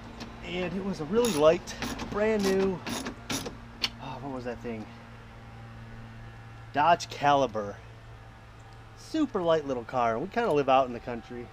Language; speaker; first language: English; native; English